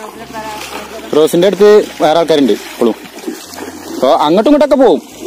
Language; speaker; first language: Malayalam; native; Malayalam